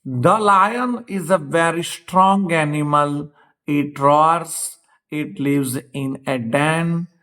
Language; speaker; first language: English; non-native, local second language; Gujarati